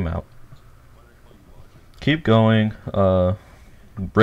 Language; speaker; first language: English; native; English